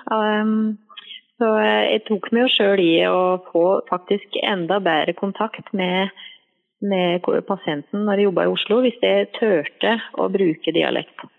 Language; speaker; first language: Norwegian; native; Norwegian